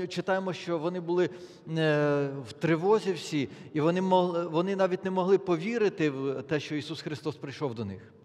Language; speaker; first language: Polish; non-native, learner; Ukrainian